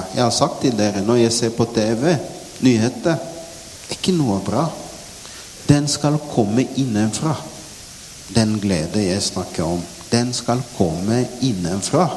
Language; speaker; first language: Norwegian; non-native, fluent; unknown